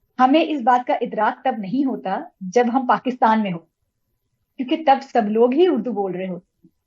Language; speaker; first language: Urdu; native; Urdu